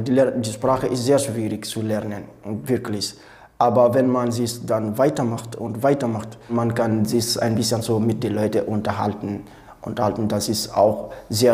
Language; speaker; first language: German; non-native, learner; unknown